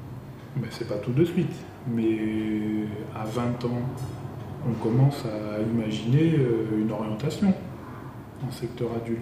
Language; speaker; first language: French; native; French